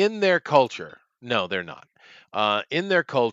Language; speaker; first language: English; native; English